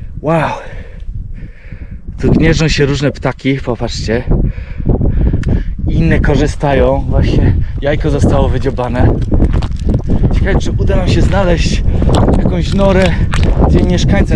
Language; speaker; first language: Polish; native; Polish